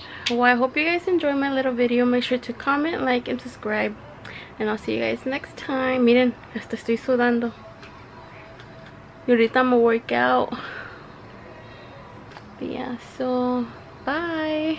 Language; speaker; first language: English; early bilingual, other home language; Spanish